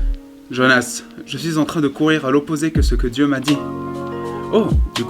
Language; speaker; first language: French; native; French